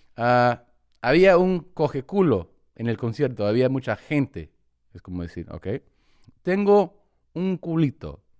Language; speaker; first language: Spanish; early bilingual, heritage; Spanish